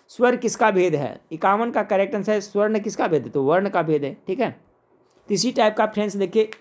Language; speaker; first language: Hindi; native; Hindi